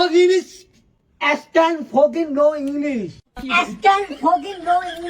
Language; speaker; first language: English; non-native, learner; Bangla